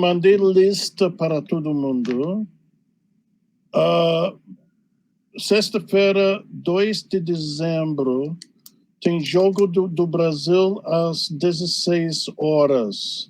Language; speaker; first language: Portuguese; non-native, fluent; English